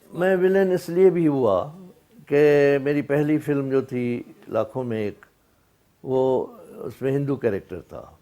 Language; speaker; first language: Urdu; non-native, local second language; Sindhi